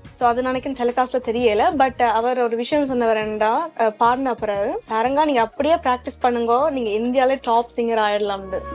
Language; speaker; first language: Tamil; early bilingual, heritage; Tamil